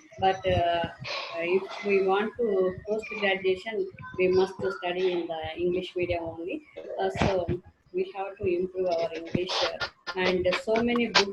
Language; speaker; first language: English; non-native, learner; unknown